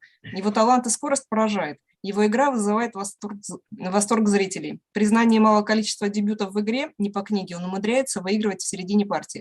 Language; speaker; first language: Russian; native; Russian